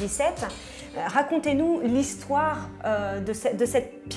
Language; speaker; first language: French; native; French